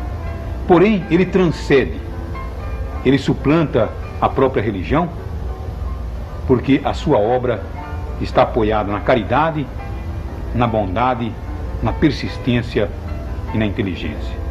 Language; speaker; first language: Portuguese; native; Portuguese